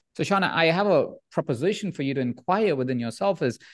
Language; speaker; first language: English; non-native, local second language; Hindi